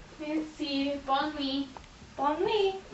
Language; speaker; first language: French; non-native, learner; English